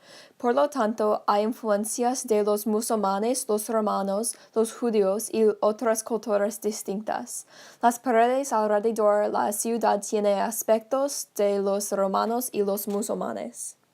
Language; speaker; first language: Spanish; non-native, learner; English